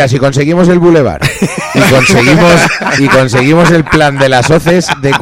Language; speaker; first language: Spanish; native; Spanish